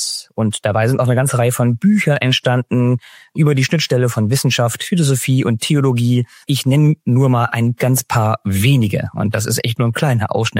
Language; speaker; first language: German; native; German